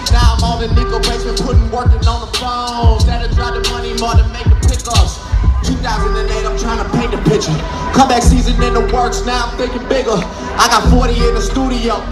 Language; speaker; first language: English; native; English